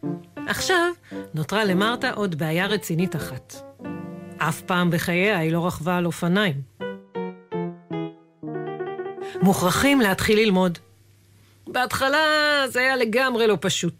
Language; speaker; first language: Hebrew; native; Hebrew